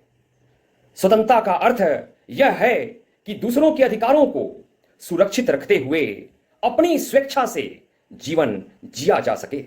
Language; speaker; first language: Hindi; native; Hindi